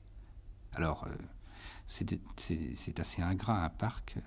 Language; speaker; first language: French; native; French